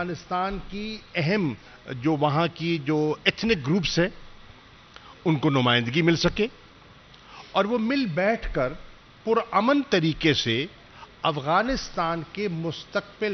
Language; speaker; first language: Urdu; non-native, local second language; Saraiki